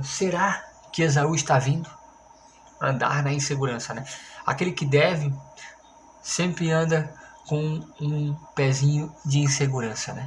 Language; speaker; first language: Portuguese; native; Portuguese